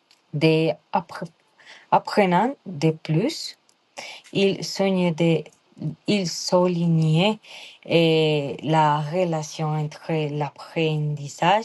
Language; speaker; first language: French; non-native, learner; Spanish